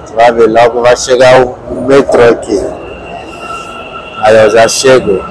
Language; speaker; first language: Portuguese; non-native, learner; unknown